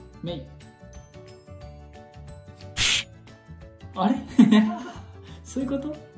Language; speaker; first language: Japanese; native; Japanese